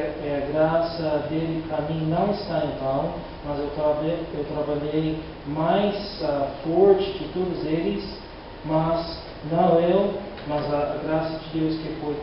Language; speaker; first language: Portuguese; non-native, learner; English